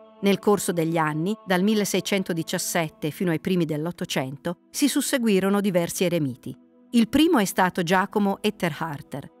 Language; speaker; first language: Italian; native; Italian